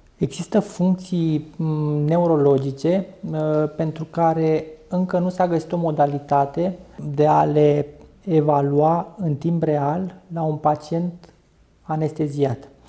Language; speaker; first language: Romanian; native; Romanian